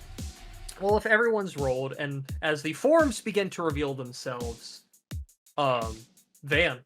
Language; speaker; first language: English; native; English